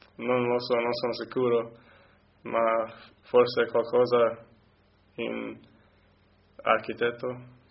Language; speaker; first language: Italian; non-native, learner; English